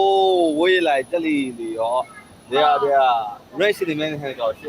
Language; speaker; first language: Chinese; non-native, learner; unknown